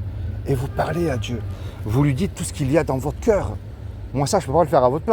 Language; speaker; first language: French; native; French